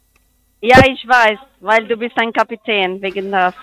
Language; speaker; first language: German; non-native, learner; Spanish